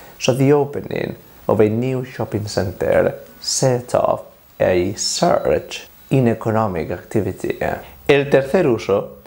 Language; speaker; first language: English; non-native, fluent; Spanish